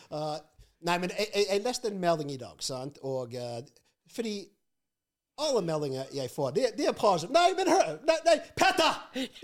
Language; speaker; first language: Norwegian; non-native, fluent; English